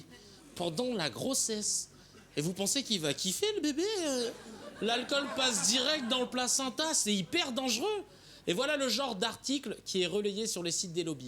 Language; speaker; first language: French; native; French